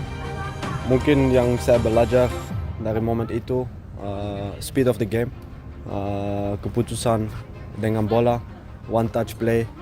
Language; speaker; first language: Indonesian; non-native, fluent; Dutch